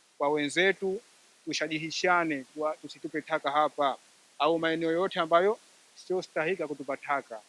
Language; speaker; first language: Swahili; native; Swahili